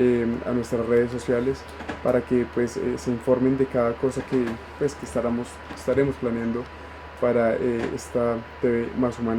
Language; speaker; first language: Spanish; native; Spanish